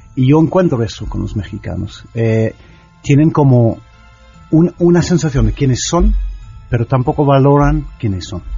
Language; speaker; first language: Spanish; non-native, fluent; English